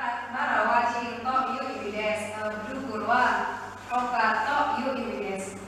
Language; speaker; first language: Japanese; non-native, learner; Indonesian